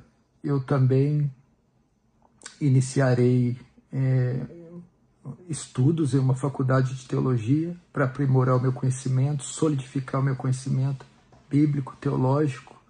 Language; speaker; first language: Portuguese; native; Portuguese